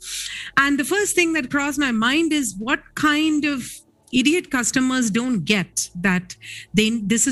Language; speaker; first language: English; non-native, local second language; Tamil